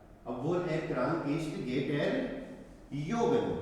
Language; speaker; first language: German; non-native, fluent; Hindi